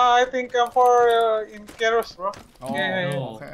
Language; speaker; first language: English; non-native, learner; Thai